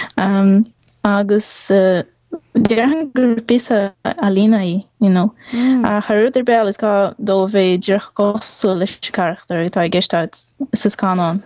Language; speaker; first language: Irish; non-native, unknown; Portuguese